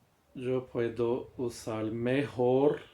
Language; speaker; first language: Spanish; non-native, fluent; Portuguese